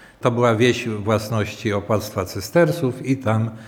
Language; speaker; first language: Polish; native; Polish